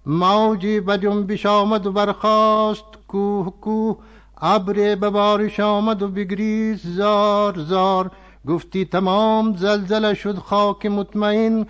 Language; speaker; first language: Persian; non-native, fluent; Urdu